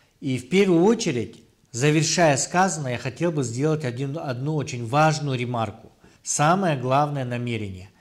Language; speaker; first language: Russian; non-native, local second language; Kyrgyz